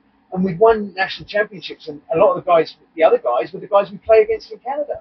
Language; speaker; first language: English; native; English